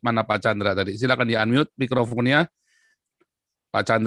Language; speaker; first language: Indonesian; native; Indonesian